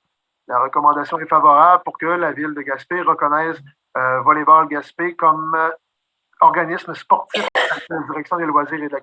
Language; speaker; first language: French; native; French